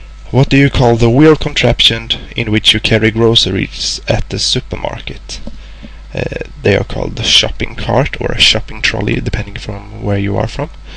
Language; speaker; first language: English; non-native, fluent; Swedish